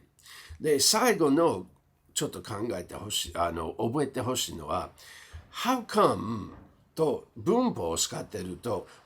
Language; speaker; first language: Japanese; non-native, fluent; English